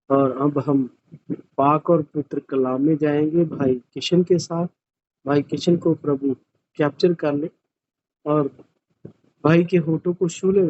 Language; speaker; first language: Hindi; non-native, local second language; Punjabi